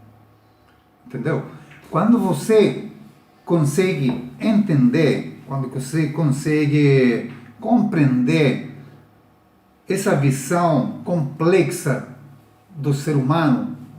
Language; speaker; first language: Portuguese; non-native, learner; Spanish